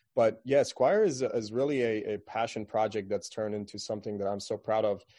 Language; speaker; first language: English; non-native, fluent; Croatian